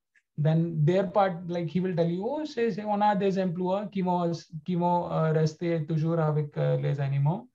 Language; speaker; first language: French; non-native, learner; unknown